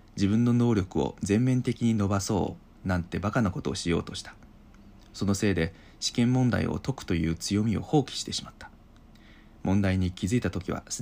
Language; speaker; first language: Japanese; non-native, fluent; Chinese